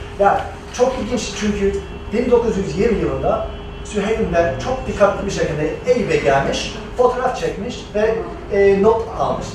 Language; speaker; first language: Turkish; non-native, fluent; English